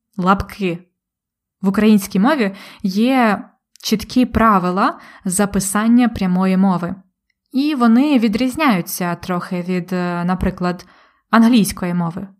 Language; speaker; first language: Ukrainian; native; Ukrainian